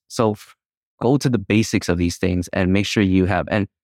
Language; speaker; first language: English; native; English